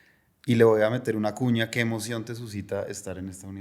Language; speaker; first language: Spanish; native; Spanish